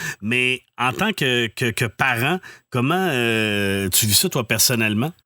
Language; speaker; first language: French; native; French